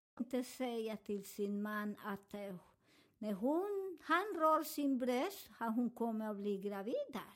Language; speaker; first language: Swedish; non-native, fluent; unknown